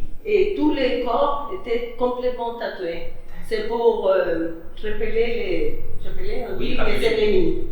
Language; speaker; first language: French; non-native, fluent; Spanish